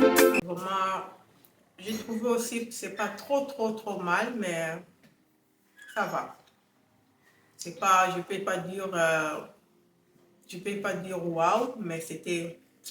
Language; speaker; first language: French; non-native, local second language; Lingala